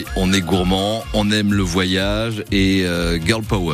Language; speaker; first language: French; native; French